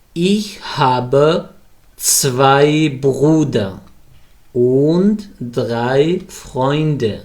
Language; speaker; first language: German; non-native, fluent; Pashto